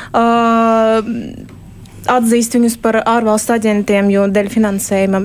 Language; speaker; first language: Latvian; early bilingual, heritage; Russian